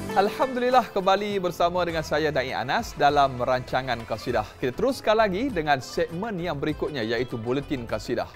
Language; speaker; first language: Malay; native; Malay